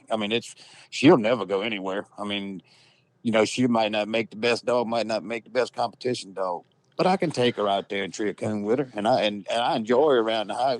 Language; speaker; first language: English; native; English